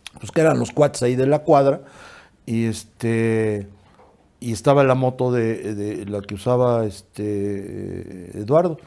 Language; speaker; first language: Spanish; native; Spanish